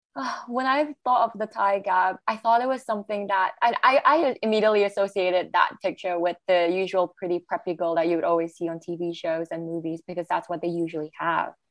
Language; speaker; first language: English; non-native, local second language; Chinese